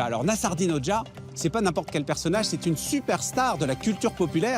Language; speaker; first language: French; native; French